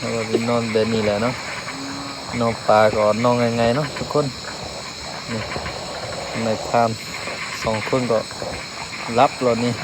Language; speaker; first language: Thai; non-native, local second language; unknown